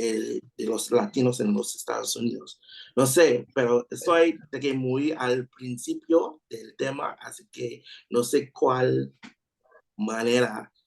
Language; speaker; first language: Spanish; non-native, learner; English